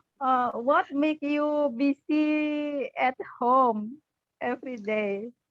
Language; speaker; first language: English; non-native, learner; Indonesian